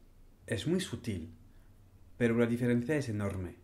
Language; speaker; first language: Spanish; non-native, fluent; French